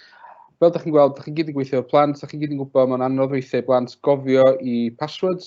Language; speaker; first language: Welsh; native; Welsh